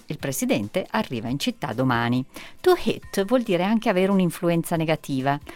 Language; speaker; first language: Italian; native; Italian